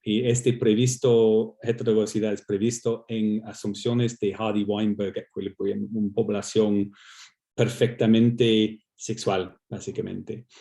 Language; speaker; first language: Spanish; non-native, fluent; English